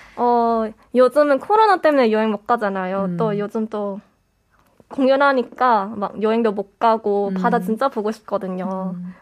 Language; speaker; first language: Korean; non-native, fluent; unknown